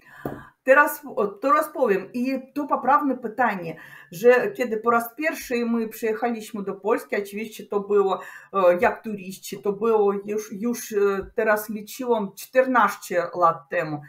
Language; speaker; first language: Polish; non-native, learner; Russian